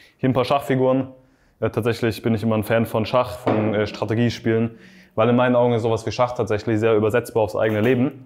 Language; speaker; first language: German; native; German